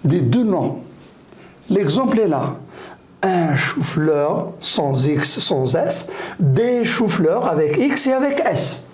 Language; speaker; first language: French; non-native, local second language; Arabic